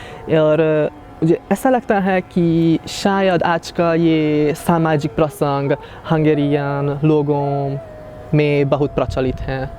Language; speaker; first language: Hindi; non-native, fluent; Hungarian